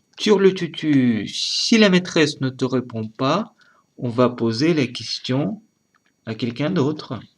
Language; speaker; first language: French; non-native, learner; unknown